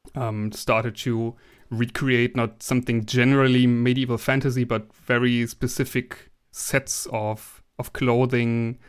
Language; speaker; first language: English; non-native, fluent; German